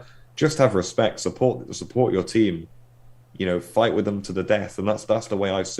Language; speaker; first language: English; native; English